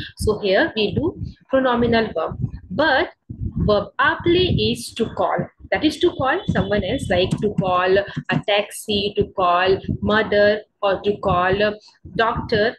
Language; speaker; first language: English; non-native, local second language; Hindi